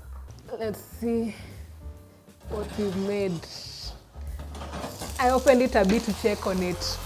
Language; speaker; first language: English; non-native, local second language; Swahili